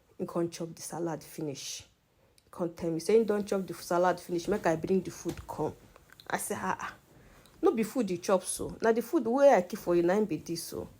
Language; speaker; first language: Nigerian Pidgin; non-native, local second language; Igbo